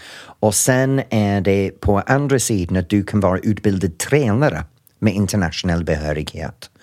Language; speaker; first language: Swedish; non-native, fluent; English